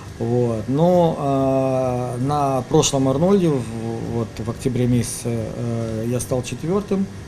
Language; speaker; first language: Russian; native; Russian